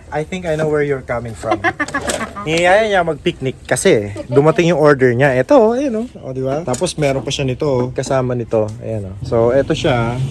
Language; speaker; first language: Filipino; native; Filipino